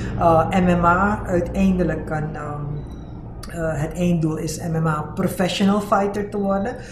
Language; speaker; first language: Dutch; native; Dutch